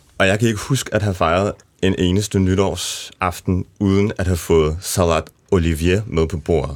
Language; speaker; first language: Danish; early bilingual, other home language; Russian